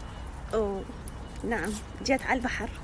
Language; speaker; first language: Arabic; native; Arabic